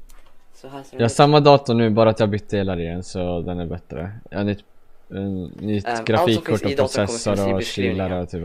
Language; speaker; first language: Swedish; native; Swedish